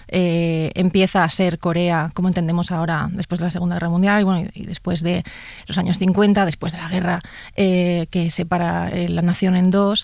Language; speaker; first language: Spanish; native; Spanish